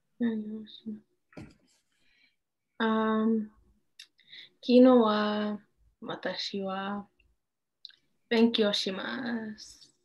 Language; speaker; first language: Japanese; non-native, learner; English